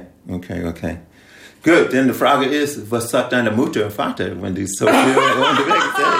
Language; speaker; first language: German; non-native, learner; English